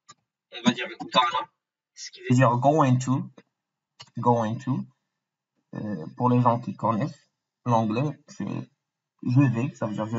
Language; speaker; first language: French; non-native, local second language; Arabic